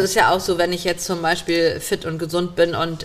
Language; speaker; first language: German; native; German